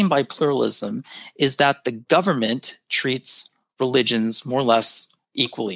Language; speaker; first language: English; native; English